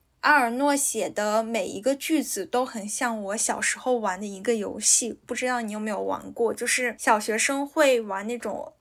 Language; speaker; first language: Chinese; native; Chinese